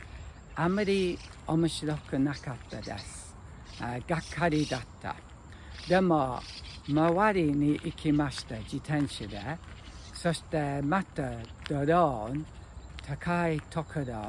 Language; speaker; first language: Japanese; non-native, learner; English